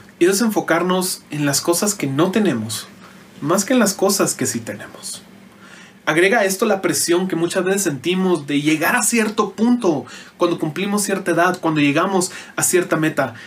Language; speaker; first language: Spanish; native; Spanish